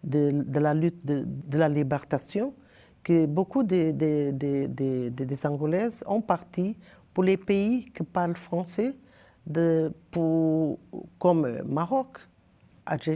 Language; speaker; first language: French; non-native, learner; Portuguese